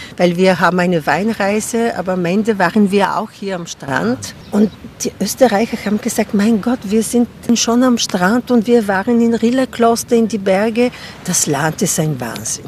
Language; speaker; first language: German; non-native, fluent; Bulgarian